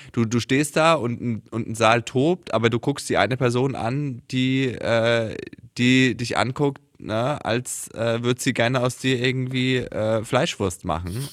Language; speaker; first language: German; native; German